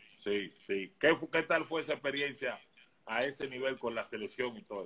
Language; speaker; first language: Spanish; native; Spanish